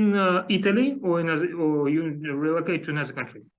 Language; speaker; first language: English; non-native, learner; Russian